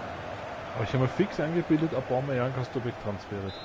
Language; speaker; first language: German; native; German